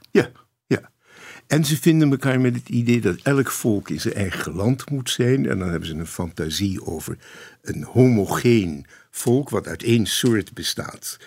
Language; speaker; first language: Dutch; native; Dutch